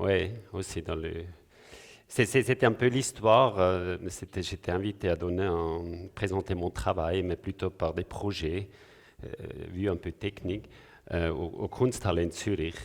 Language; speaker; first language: French; non-native, local second language; German